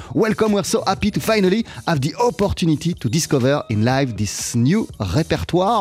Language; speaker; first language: English; non-native, fluent; French